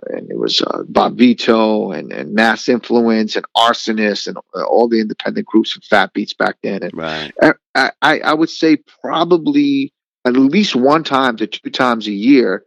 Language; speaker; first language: English; native; English